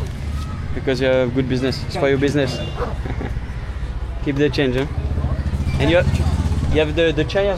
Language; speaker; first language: English; non-native, learner; French